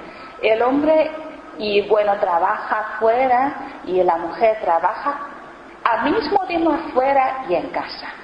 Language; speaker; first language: Spanish; non-native, learner; Chinese